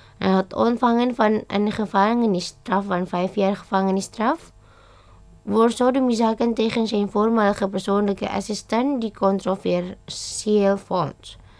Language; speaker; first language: Dutch; non-native, fluent; Indonesian